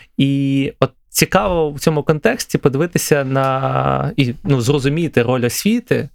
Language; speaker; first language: Ukrainian; native; Ukrainian